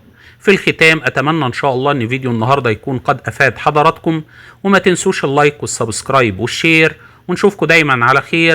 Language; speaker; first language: Arabic; native; Arabic